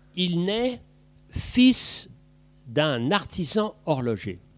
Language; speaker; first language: French; native; French